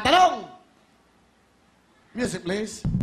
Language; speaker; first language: English; non-native, local second language; Filipino